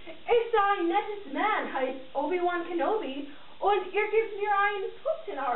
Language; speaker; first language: German; non-native, learner; English